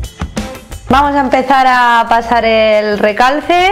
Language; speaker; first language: Spanish; native; Spanish